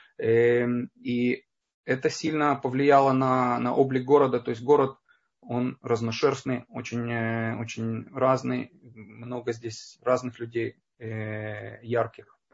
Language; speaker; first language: Russian; native; Russian